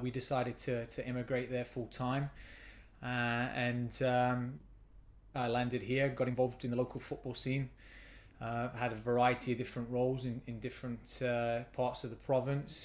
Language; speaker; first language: English; native; English